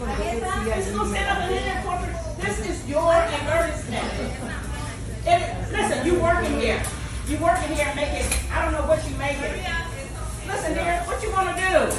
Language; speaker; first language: English; native; English